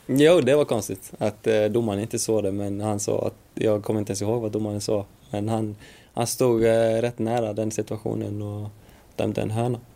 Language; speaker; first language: Swedish; non-native, fluent; Icelandic